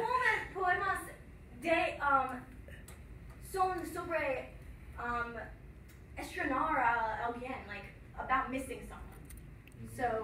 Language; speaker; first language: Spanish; non-native, learner; English